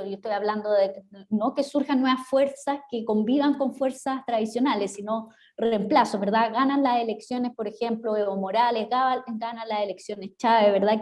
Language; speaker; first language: Spanish; native; Spanish